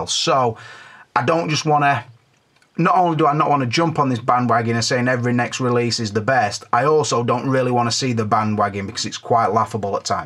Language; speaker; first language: English; native; English